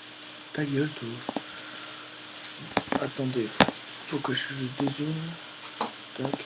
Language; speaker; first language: French; native; French